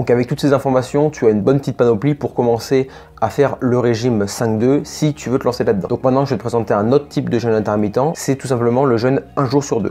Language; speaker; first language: French; native; French